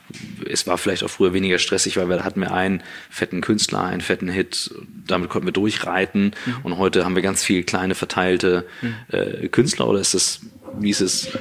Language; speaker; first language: German; native; German